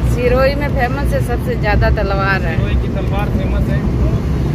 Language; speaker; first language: Hindi; non-native, local second language; Gujarati